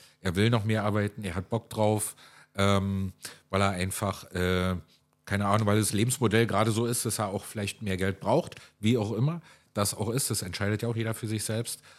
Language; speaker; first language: German; native; German